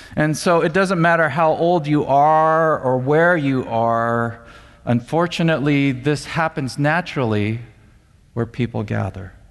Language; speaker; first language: English; native; English